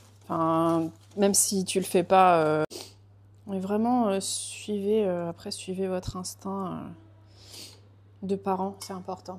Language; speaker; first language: French; native; French